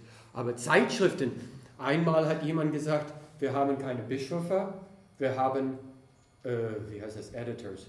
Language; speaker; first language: German; non-native, fluent; English